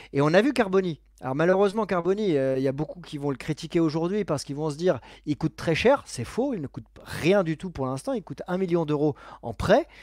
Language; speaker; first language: French; native; French